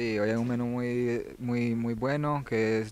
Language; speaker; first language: Spanish; native; Spanish